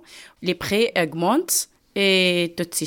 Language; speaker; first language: French; non-native, learner; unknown